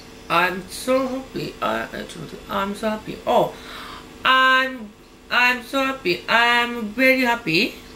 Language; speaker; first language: English; non-native, learner; Japanese